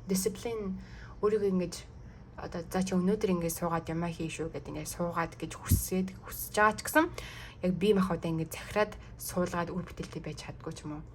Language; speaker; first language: Mongolian; early bilingual, heritage; Mongolian